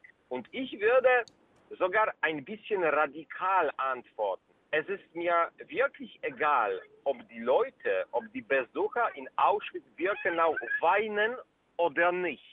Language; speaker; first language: German; non-native, fluent; Polish